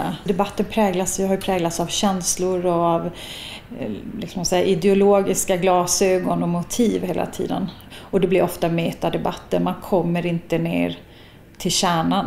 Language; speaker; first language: Swedish; native; Swedish